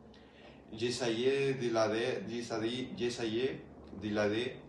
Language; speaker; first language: French; non-native, learner; Spanish